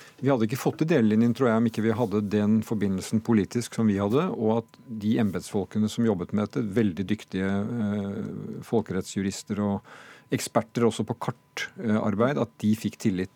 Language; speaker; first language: Norwegian; native; Norwegian